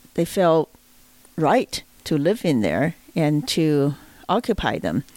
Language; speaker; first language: English; non-native, fluent; Chinese